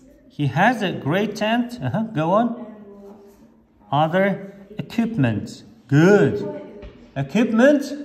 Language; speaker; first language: English; non-native, fluent; Kazakh